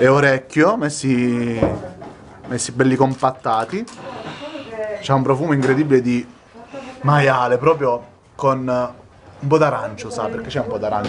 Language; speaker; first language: Italian; native; Italian